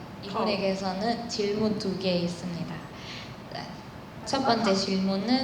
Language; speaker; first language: Korean; non-native, learner; Thai